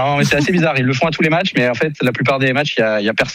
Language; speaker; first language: French; native; French